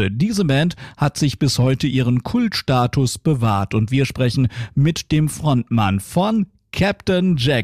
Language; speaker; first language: German; native; German